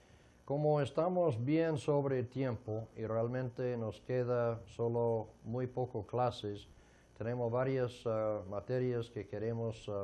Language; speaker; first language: Spanish; non-native, fluent; English